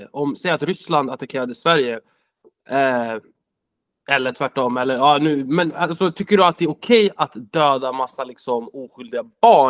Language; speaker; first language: Swedish; native; Swedish